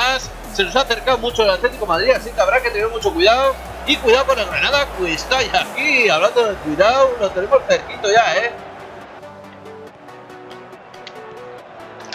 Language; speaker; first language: Spanish; native; Spanish